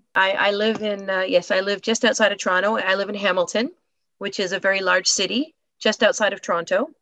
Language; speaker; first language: English; native; English